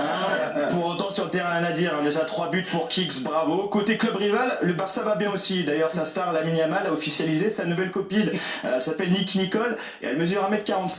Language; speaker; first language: French; native; French